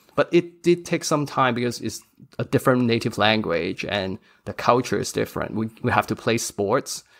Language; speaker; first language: English; non-native, local second language; Cantonese